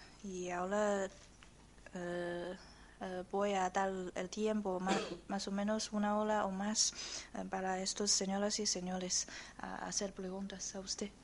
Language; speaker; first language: Spanish; non-native, fluent; Chinese